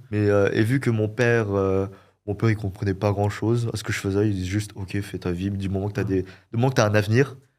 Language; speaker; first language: French; early bilingual, other home language; Vietnamese